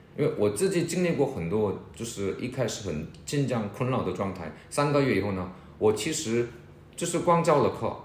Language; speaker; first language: Chinese; non-native, fluent; Korean